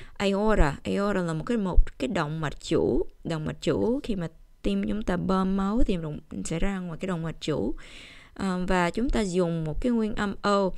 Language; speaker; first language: Vietnamese; early bilingual, heritage; Vietnamese